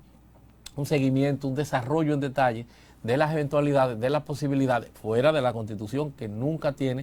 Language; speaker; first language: Spanish; native; Spanish